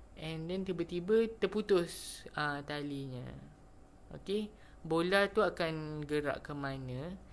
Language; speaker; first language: Malay; native; Malay